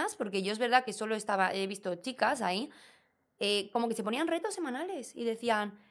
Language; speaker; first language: Spanish; native; Spanish